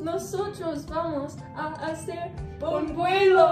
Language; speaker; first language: Spanish; non-native, learner; English